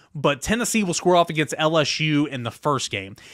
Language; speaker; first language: English; native; English